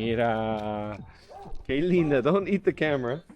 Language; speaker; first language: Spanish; non-native, learner; English